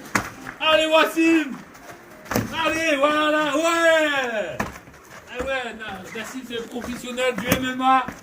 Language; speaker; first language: French; native; French